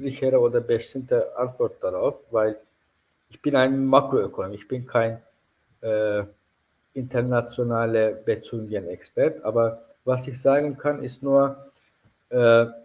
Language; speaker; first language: German; non-native, fluent; Turkish